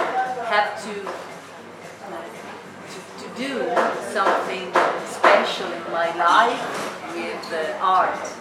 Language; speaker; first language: English; non-native, fluent; Italian